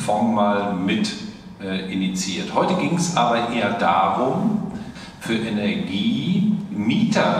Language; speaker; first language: German; native; German